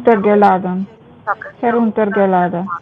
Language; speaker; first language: German; non-native, learner; Macedonian